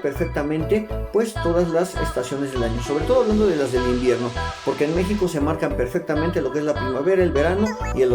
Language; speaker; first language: Spanish; native; Spanish